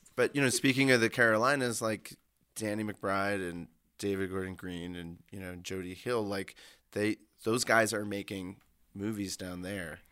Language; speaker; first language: English; native; English